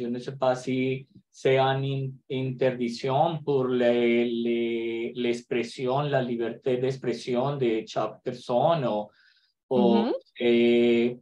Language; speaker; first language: French; non-native, learner; Spanish